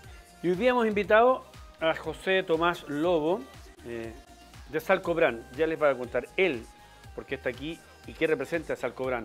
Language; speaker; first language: Spanish; native; Spanish